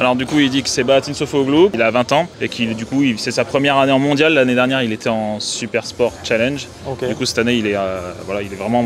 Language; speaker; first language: French; native; French